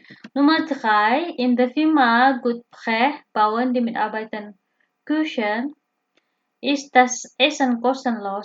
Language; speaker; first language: German; non-native, fluent; Indonesian